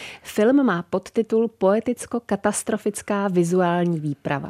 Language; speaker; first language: Czech; native; Czech